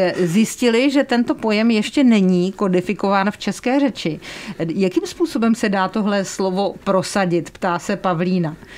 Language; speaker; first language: Czech; native; Czech